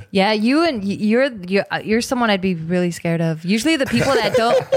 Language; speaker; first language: English; native; English